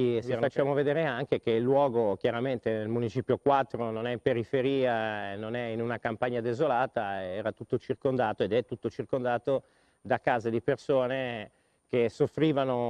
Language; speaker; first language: Italian; native; Italian